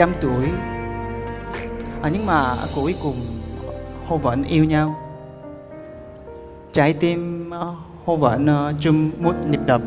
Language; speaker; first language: Vietnamese; non-native, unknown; Korean